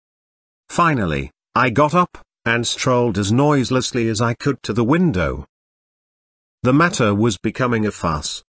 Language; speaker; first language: English; non-native, fluent; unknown